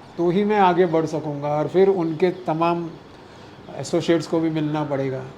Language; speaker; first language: Hindi; non-native, local second language; Marathi